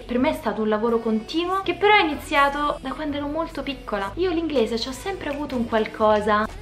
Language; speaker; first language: Italian; native; Italian